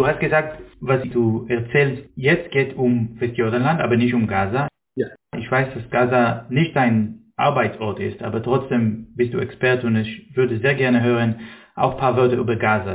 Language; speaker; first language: German; non-native, fluent; Hebrew